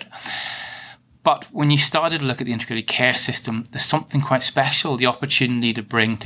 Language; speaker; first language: English; native; English